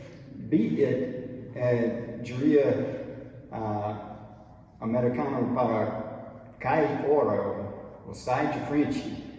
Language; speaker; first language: Portuguese; non-native, fluent; English